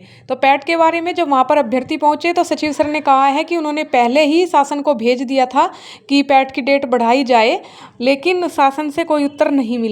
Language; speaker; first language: Hindi; native; Hindi